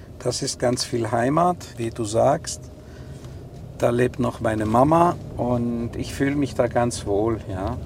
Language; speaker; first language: German; non-native, fluent; Greek